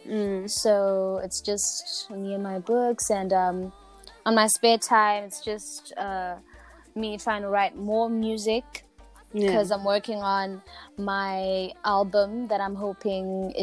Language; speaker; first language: English; non-native, local second language; Zulu